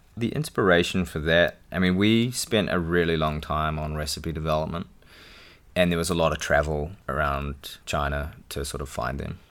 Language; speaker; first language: English; native; English